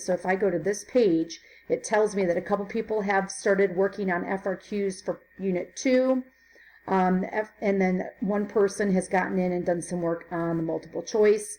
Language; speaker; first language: English; native; English